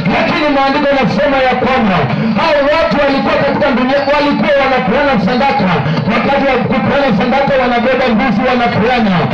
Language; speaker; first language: Swahili; non-native, local second language; Kamba